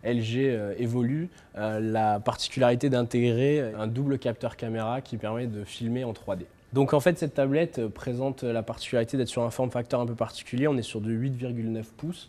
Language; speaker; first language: French; native; French